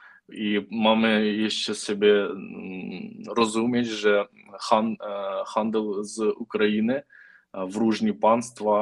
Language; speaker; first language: Polish; non-native, learner; Ukrainian